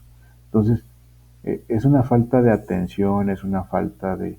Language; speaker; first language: Spanish; native; Spanish